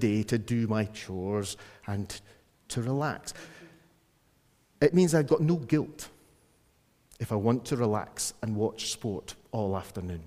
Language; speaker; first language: English; native; English